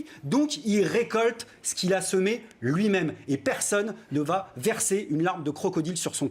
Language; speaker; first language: French; native; French